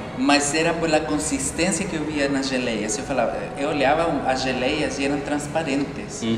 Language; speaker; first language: Portuguese; non-native, fluent; Spanish